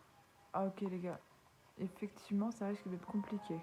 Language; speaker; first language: French; native; French